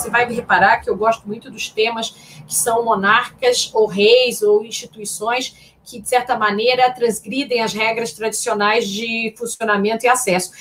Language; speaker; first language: Portuguese; native; Portuguese